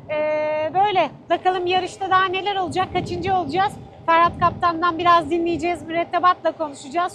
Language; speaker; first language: Turkish; native; Turkish